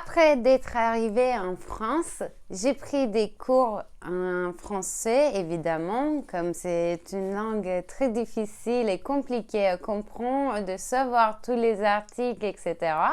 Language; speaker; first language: French; non-native, learner; Turkish